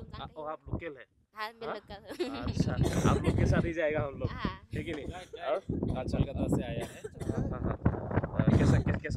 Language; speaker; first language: Hindi; non-native, local second language; Assamese